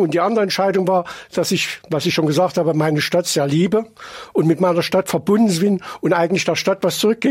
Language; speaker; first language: German; native; German